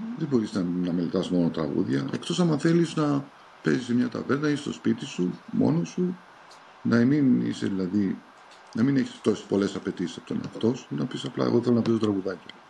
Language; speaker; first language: Greek; early bilingual, heritage; Greek